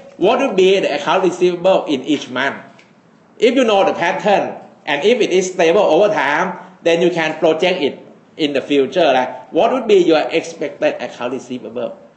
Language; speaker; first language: English; non-native, fluent; Thai